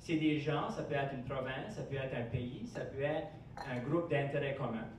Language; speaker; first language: French; non-native, local second language; English